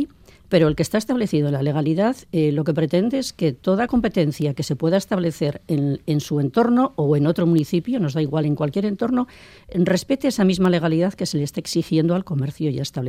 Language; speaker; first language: Spanish; native; Spanish